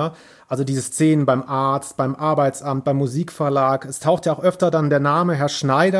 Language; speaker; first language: German; native; German